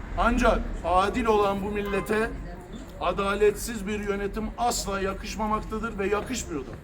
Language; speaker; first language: Turkish; early bilingual, heritage; Turkish